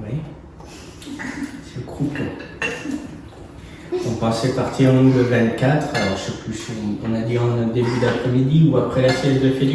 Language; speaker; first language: French; native; French